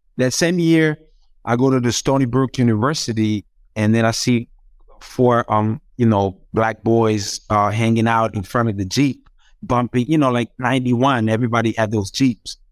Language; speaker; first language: English; non-native, fluent; Croatian